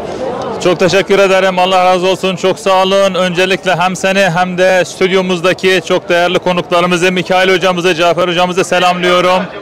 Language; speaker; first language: Turkish; native; Turkish